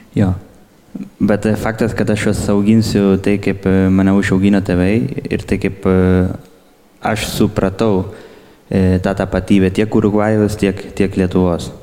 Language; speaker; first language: Lithuanian; early bilingual, heritage; Lithuanian